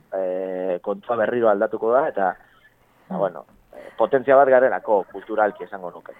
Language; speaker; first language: Basque; non-native, fluent; Galician